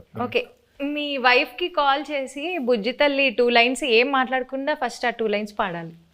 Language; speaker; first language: Telugu; native; Telugu